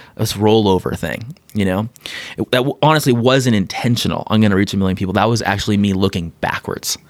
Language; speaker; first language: English; native; English